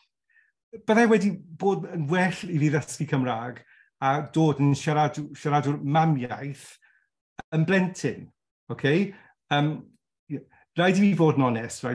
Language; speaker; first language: Welsh; non-native, local second language; English